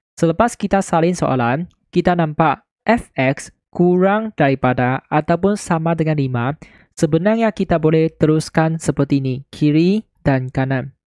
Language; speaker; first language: Malay; non-native, local second language; Chinese